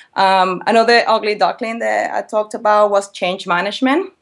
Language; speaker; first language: English; non-native, fluent; Spanish